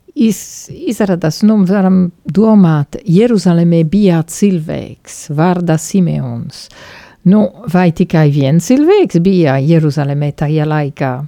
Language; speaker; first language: Latvian; non-native, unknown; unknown